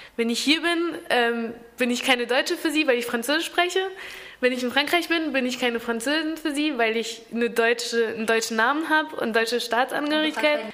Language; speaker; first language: German; early bilingual, other home language; French